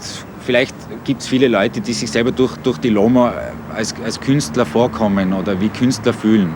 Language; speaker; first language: German; native; German